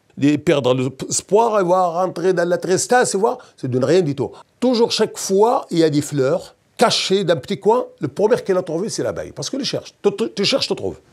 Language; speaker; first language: French; non-native, local second language; Berber languages